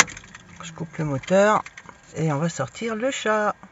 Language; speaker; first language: French; native; French